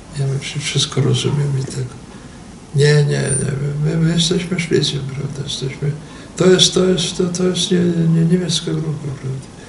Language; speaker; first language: Polish; native; Polish